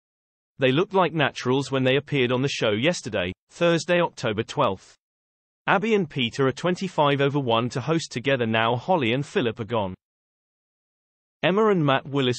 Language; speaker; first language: English; native; English